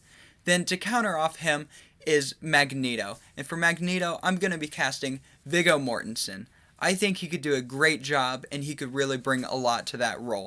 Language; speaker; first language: English; native; English